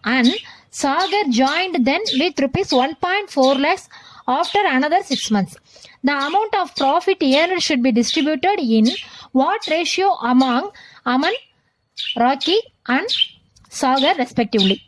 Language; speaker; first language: English; non-native, local second language; Tamil